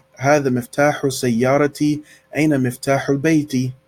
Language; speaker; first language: Arabic; non-native, fluent; English